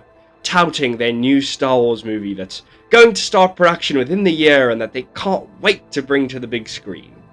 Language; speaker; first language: English; native; English